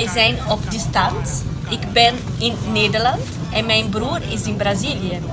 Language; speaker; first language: Dutch; non-native, fluent; Portuguese